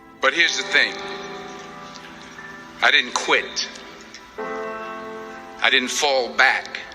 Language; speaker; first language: English; native; English